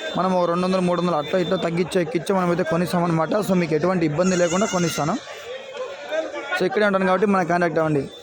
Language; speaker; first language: Telugu; native; Telugu